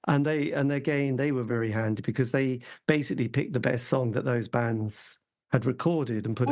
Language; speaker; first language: English; native; English